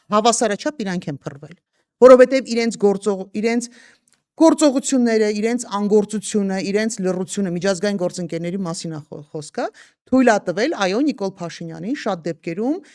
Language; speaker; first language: Armenian; native; Armenian